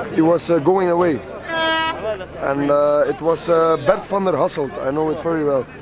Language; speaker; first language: English; non-native, fluent; Dutch